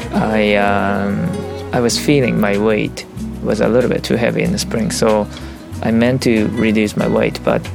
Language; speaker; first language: English; non-native, fluent; Japanese